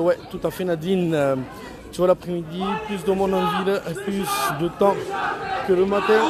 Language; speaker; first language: French; native; French